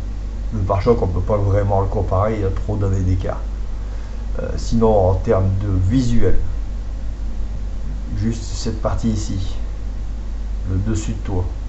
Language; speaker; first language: French; native; French